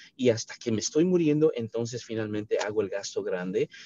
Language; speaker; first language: Spanish; native; Spanish